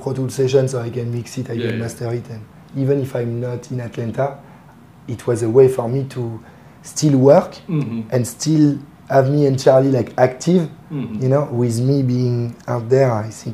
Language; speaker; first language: English; non-native, fluent; French